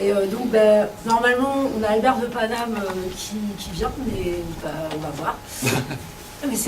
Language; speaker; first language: French; native; French